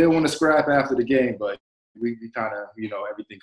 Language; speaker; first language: English; native; English